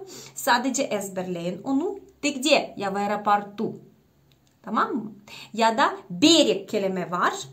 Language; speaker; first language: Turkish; non-native, fluent; Russian